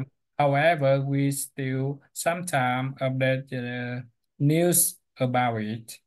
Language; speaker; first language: English; non-native, learner; Vietnamese